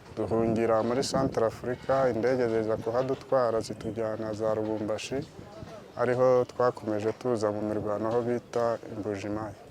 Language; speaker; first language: Kinyarwanda; native; Kinyarwanda